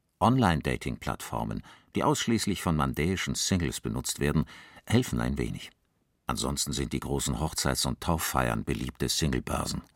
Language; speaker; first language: German; native; German